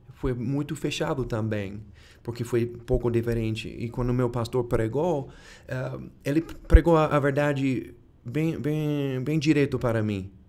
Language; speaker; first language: Portuguese; non-native, fluent; English